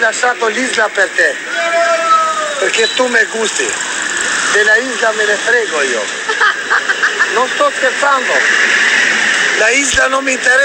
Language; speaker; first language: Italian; non-native, learner; Albanian